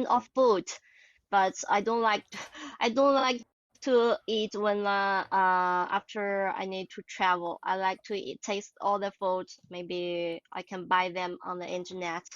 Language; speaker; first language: English; non-native, learner; Chinese